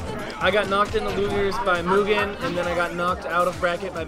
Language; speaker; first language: English; native; English